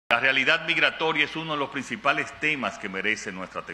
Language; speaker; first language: Spanish; native; Spanish